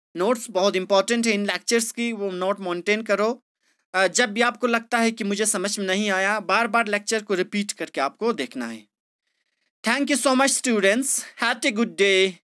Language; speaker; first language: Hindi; non-native, local second language; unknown